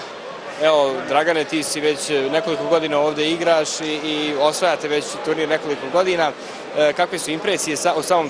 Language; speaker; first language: Croatian; native; Croatian